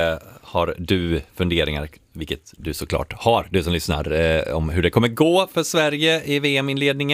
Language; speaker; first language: Swedish; native; Swedish